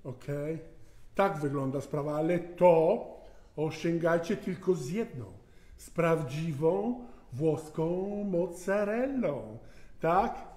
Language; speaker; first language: Polish; non-native, fluent; Italian